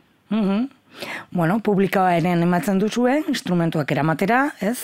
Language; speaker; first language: Basque; native; Basque